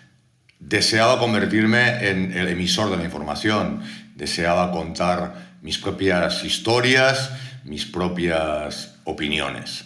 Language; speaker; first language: Spanish; native; Spanish